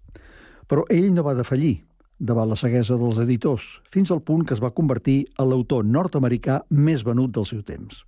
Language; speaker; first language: Catalan; native; Catalan